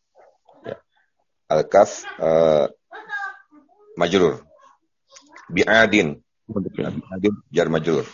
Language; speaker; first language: Arabic; non-native, learner; Indonesian